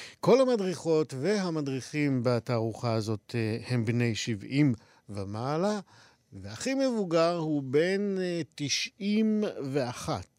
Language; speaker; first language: Hebrew; native; Hebrew